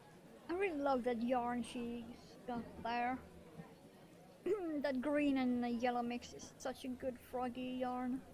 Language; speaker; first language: English; non-native, fluent; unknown